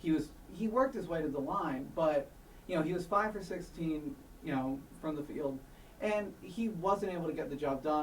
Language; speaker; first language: English; native; English